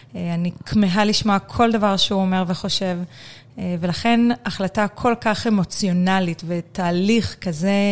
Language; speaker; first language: Hebrew; native; Hebrew